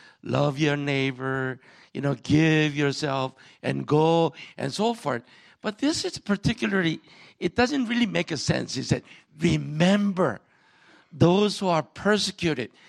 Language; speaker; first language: English; non-native, fluent; Korean